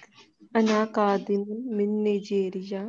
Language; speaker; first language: Arabic; non-native, learner; Urdu